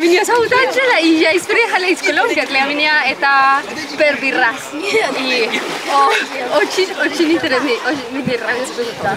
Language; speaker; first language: Russian; non-native, learner; Spanish